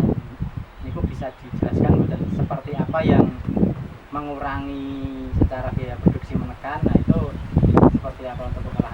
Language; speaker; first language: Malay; non-native, local second language; Javanese